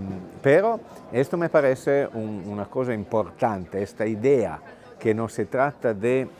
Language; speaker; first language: Spanish; non-native, fluent; Italian